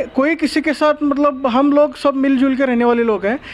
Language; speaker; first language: Hindi; non-native, local second language; Marathi